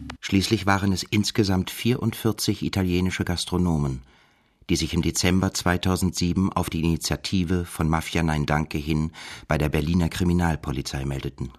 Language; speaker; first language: German; native; German